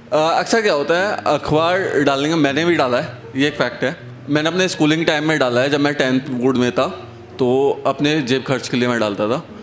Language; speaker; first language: Hindi; native; Hindi